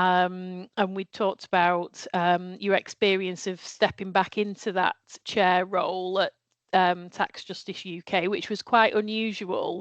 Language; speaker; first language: English; native; English